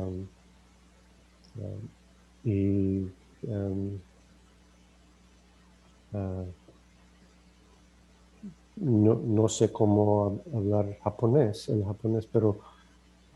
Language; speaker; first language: Spanish; non-native, learner; English